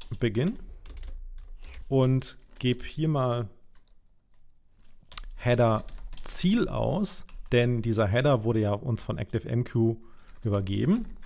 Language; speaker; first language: German; native; German